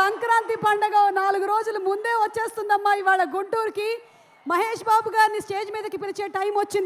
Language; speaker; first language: Telugu; native; Telugu